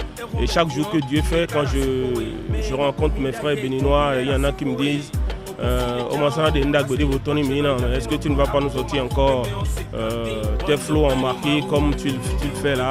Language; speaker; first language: French; native; French